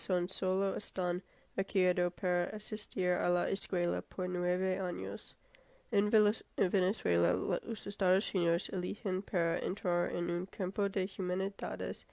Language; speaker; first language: Spanish; non-native, learner; English